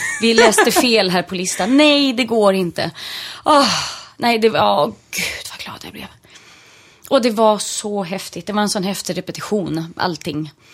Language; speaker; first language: Swedish; native; Swedish